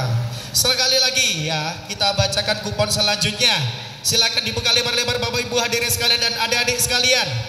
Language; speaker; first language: Indonesian; non-native, local second language; Javanese